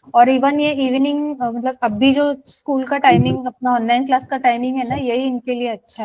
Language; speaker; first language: Hindi; non-native, local second language; Marathi